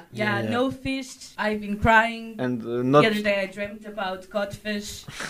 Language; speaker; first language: English; non-native, fluent; Portuguese